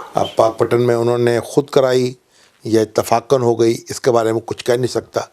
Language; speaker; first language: Urdu; non-native, local second language; Punjabi